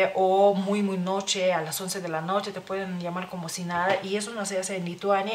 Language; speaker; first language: Spanish; non-native, fluent; Lithuanian